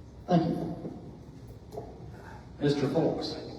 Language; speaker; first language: English; native; English